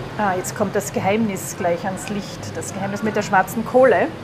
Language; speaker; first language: German; native; German